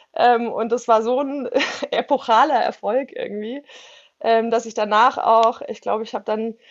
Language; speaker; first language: German; native; German